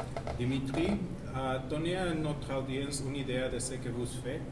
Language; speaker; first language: French; non-native, learner; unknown